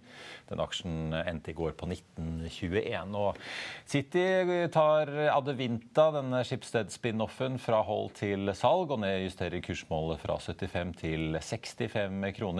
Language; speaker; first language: Norwegian; native; Norwegian